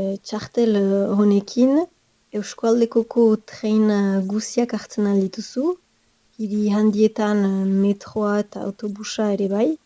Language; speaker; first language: Basque; non-native, local second language; French